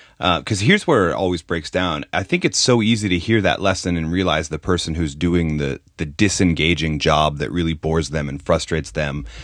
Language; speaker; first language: English; native; English